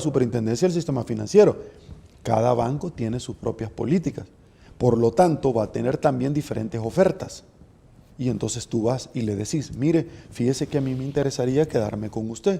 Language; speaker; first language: Spanish; native; Spanish